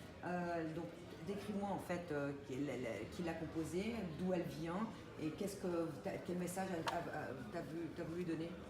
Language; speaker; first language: French; native; French